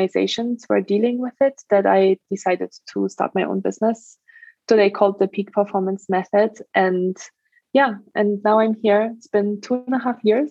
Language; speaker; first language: English; non-native, fluent; German